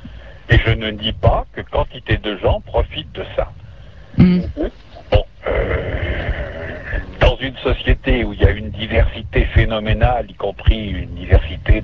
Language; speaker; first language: French; native; French